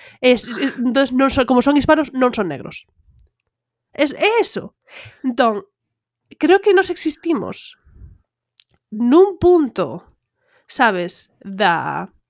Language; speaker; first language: Galician; native; Galician